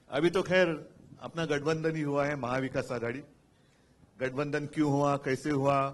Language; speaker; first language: Hindi; non-native, local second language; Marathi